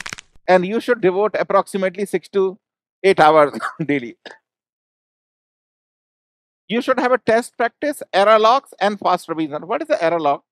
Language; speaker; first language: English; non-native, local second language; Hindi